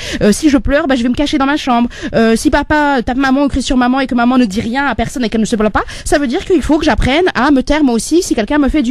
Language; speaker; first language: French; native; French